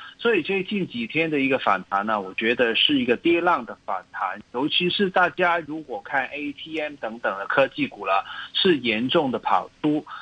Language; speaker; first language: Chinese; non-native, local second language; Cantonese